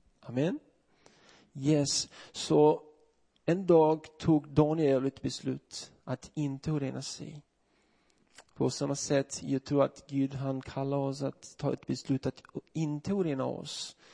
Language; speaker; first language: Swedish; non-native, fluent; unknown